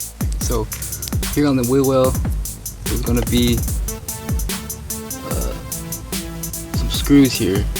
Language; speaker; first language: English; native; English